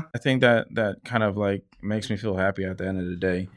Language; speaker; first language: English; native; English